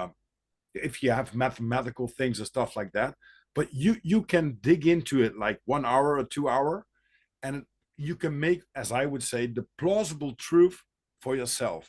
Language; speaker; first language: English; non-native, fluent; Dutch